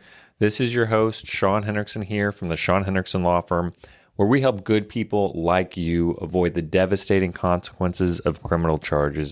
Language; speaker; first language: English; native; English